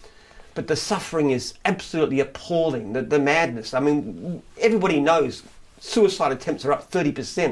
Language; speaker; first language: English; native; English